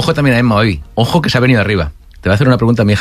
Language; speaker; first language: Spanish; native; Spanish